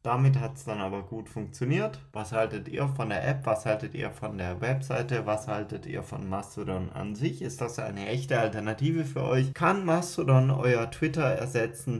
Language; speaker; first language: German; native; German